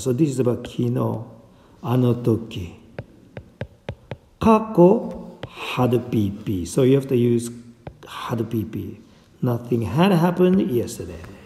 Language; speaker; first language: English; non-native, fluent; Japanese